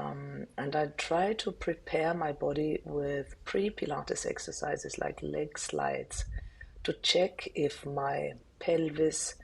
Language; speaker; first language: English; non-native, fluent; German